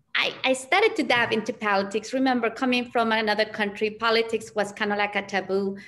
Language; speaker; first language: English; early bilingual, other home language; Spanish